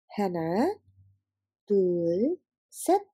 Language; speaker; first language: Korean; non-native, fluent; Indonesian